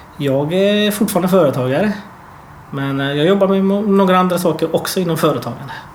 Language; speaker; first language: Swedish; early bilingual, other home language; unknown